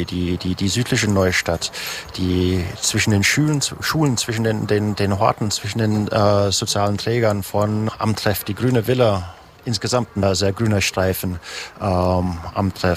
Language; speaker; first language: German; native; German